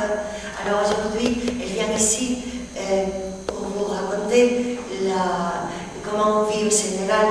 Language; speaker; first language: French; non-native, fluent; Spanish